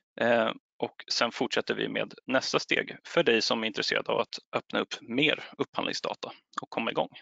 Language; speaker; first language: Swedish; native; Swedish